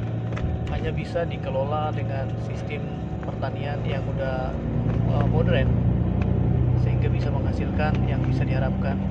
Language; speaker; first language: Indonesian; native; Indonesian